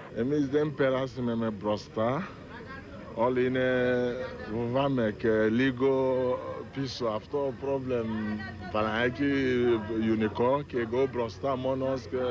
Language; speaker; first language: Greek; non-native, learner; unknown